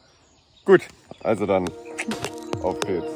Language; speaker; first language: German; native; German